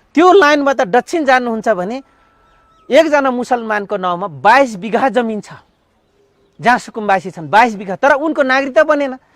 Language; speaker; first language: Nepali; non-native, local second language; Dangaura Tharu